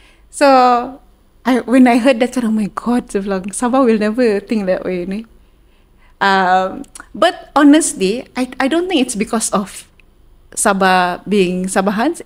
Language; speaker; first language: English; non-native, local second language; Malay